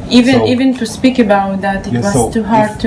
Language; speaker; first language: English; non-native, learner; Hebrew